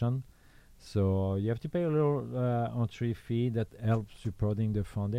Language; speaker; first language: English; non-native, fluent; French